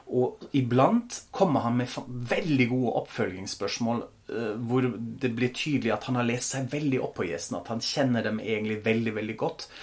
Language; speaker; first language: Norwegian; non-native, fluent; German